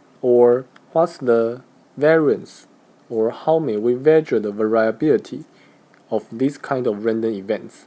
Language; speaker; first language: English; non-native, fluent; Chinese